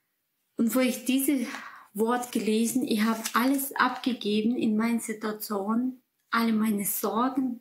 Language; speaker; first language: German; non-native, fluent; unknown